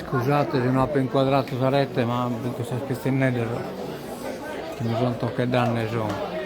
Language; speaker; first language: Italian; native; Italian